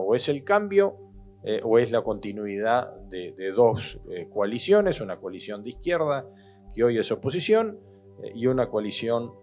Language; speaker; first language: Spanish; native; Spanish